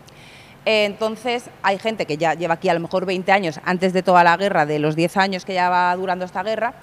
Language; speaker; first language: Spanish; native; Spanish